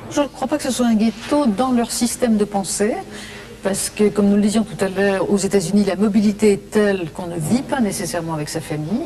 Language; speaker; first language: French; native; French